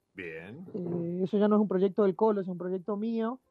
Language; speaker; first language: Spanish; native; Spanish